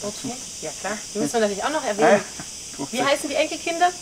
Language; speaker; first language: German; native; German